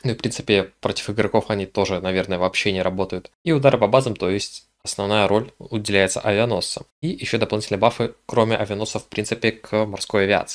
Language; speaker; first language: Russian; native; Russian